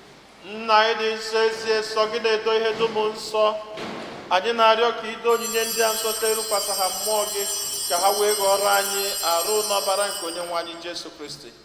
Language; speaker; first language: Igbo; native; Igbo